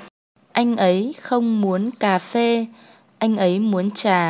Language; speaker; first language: Vietnamese; non-native, fluent; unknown